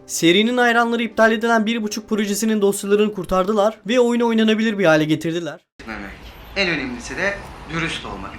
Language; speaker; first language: Turkish; native; Turkish